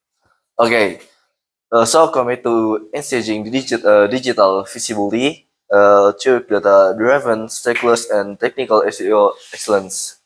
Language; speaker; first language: English; non-native, learner; Indonesian